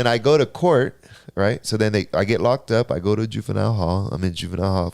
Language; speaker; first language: English; native; English